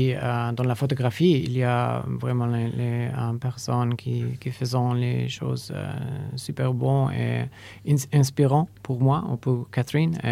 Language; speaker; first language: French; non-native, learner; Polish